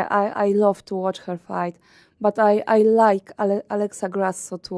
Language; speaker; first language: English; non-native, learner; Polish